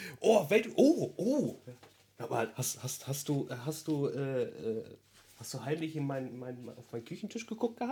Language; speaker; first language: German; native; German